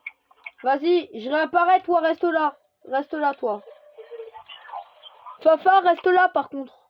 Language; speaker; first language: French; native; French